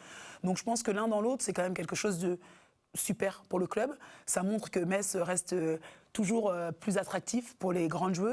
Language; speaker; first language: French; native; French